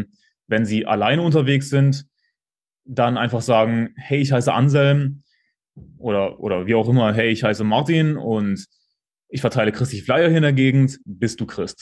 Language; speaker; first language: German; native; German